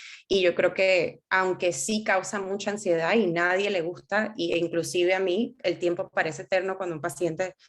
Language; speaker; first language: Spanish; native; Spanish